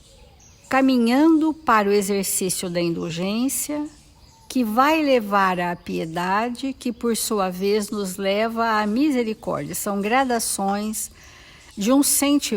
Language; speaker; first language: Portuguese; native; Portuguese